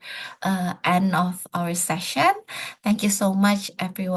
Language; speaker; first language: English; non-native, fluent; Indonesian